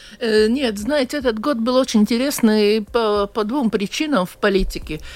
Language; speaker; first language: Russian; non-native, local second language; Latvian